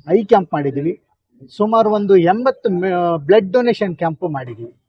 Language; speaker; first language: Kannada; native; Kannada